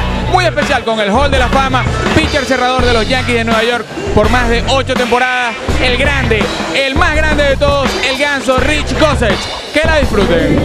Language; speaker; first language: Spanish; native; Spanish